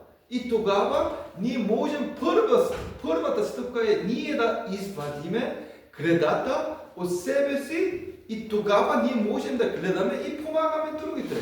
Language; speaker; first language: Bulgarian; non-native, learner; Korean